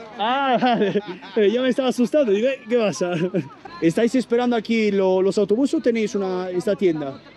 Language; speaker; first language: Spanish; non-native, fluent; Italian